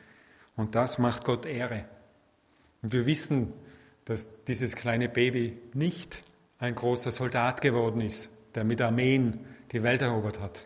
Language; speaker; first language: German; native; German